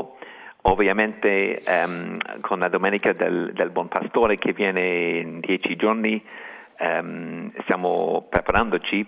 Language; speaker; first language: Italian; non-native, fluent; English